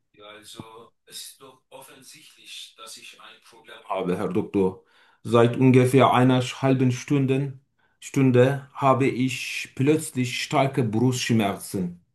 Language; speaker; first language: German; non-native, fluent; Turkish